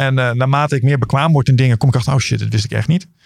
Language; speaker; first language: Dutch; native; Dutch